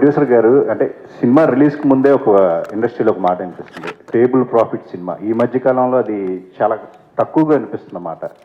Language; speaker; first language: Telugu; native; Telugu